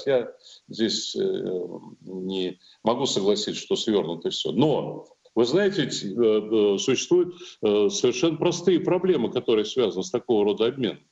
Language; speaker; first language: Russian; native; Russian